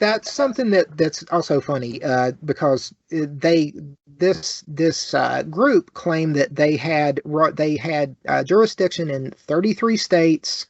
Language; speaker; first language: English; native; English